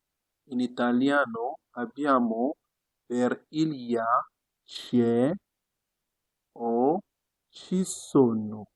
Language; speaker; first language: Italian; non-native, fluent; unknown